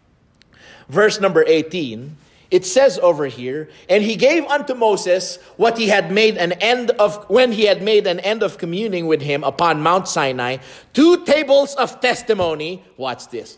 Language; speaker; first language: English; non-native, local second language; Filipino